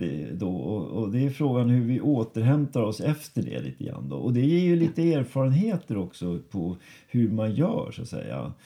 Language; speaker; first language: Swedish; native; Swedish